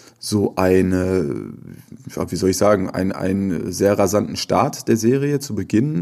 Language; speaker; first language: German; native; German